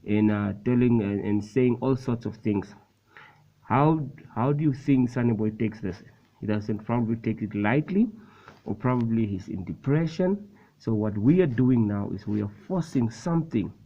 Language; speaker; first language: English; non-native, local second language; Afrikaans